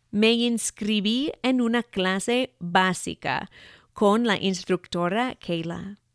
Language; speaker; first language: Spanish; non-native, fluent; English